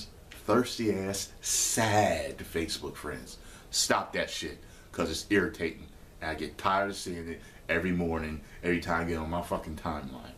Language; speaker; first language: English; native; English